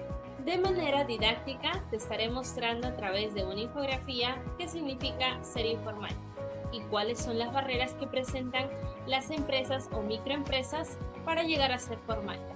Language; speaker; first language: Spanish; native; Spanish